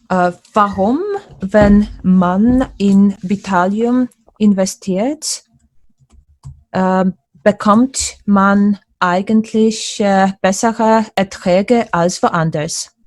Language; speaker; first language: German; non-native, fluent; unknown